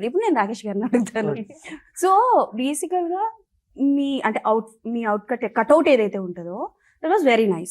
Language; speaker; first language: Telugu; native; Telugu